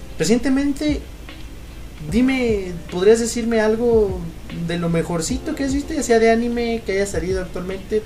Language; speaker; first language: Spanish; native; Spanish